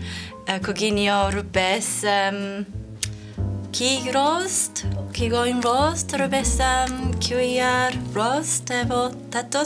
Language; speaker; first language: Welsh; non-native, learner; Japanese